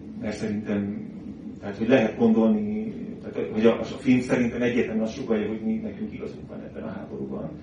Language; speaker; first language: Hungarian; native; Hungarian